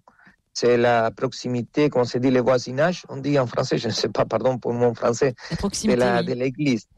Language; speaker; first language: French; non-native, fluent; Spanish